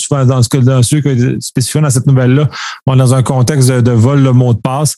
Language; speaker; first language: French; native; French